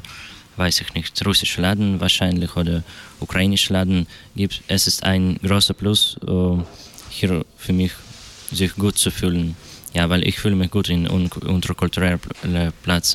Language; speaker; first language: German; non-native, learner; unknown